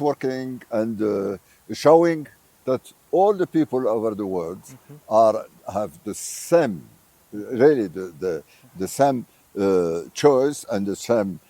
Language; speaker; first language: English; non-native, fluent; Arabic